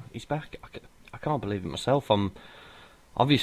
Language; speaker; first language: English; native; English